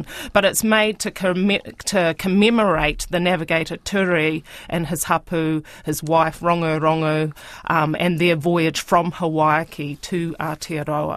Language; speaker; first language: English; native; English